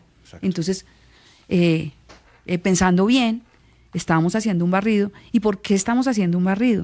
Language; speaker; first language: Spanish; native; Spanish